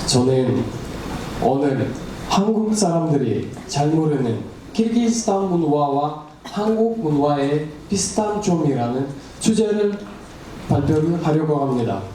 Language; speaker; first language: Korean; non-native, learner; Kyrgyz